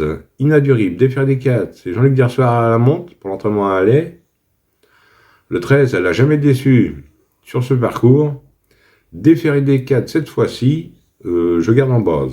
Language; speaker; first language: French; native; French